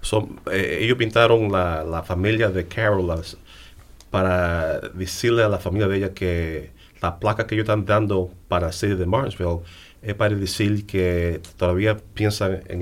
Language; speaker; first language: Spanish; early bilingual, heritage; English